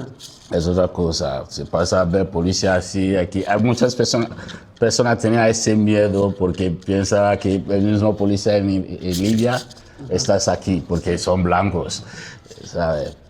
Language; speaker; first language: Spanish; non-native, learner; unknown